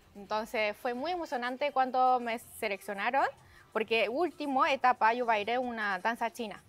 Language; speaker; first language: Spanish; non-native, fluent; Chinese